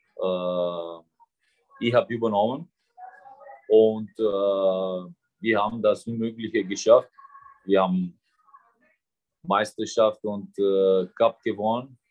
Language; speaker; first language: German; non-native, fluent; Romanian